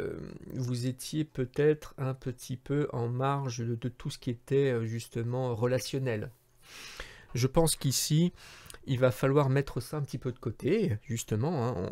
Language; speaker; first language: French; native; French